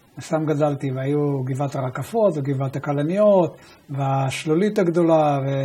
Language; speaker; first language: Hebrew; early bilingual, other home language; German